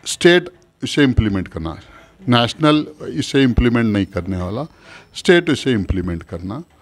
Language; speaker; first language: Hindi; non-native, local second language; Urdu